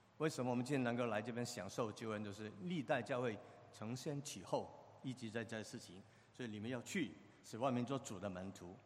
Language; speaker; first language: Chinese; non-native, local second language; Cantonese